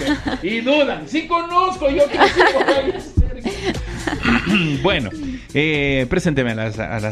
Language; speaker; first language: Spanish; native; Spanish